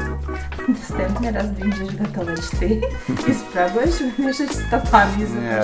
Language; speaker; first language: Polish; non-native, fluent; Ukrainian